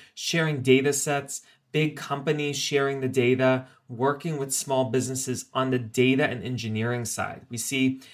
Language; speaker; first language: English; native; English